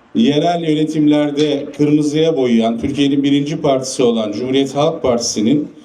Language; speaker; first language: Turkish; native; Turkish